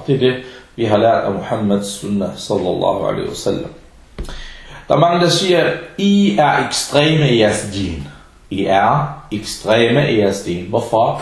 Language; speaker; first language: Danish; non-native, fluent; Arabic